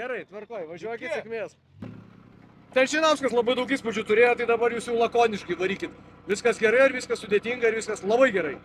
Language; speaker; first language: Lithuanian; native; Lithuanian